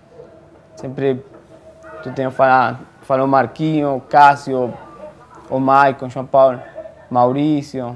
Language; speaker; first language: Portuguese; non-native, fluent; Spanish